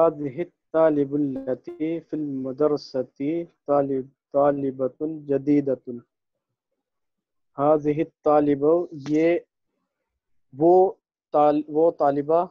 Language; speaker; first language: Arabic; non-native, learner; Urdu